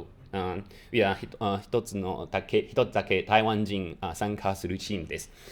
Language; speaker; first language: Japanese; non-native, learner; Chinese